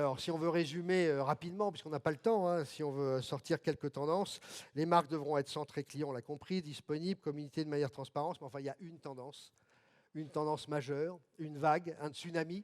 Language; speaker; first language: French; native; French